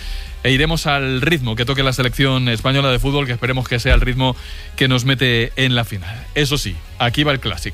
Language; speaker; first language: Spanish; native; Spanish